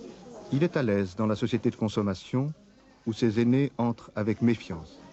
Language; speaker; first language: French; native; French